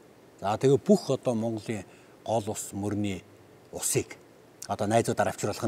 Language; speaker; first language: Mongolian; native; Mongolian